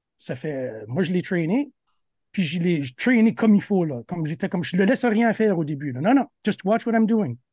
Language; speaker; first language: French; native; French